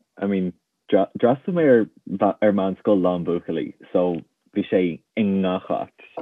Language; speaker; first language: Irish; non-native, local second language; English